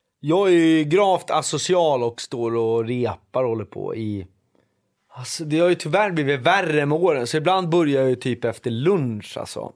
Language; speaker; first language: Swedish; native; Swedish